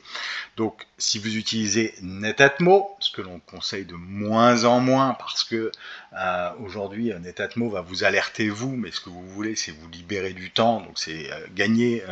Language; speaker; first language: French; native; French